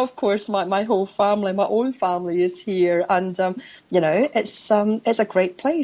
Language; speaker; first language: English; native; English